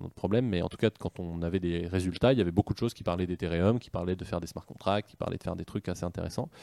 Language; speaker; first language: French; native; French